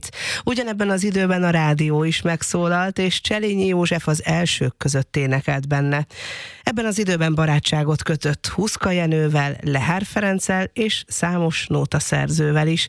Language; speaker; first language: Hungarian; native; Hungarian